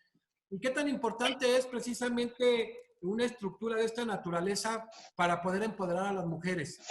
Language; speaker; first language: Spanish; native; Spanish